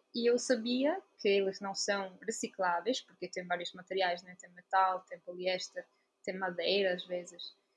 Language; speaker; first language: Portuguese; non-native, fluent; Italian